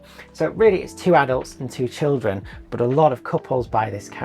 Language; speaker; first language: English; native; English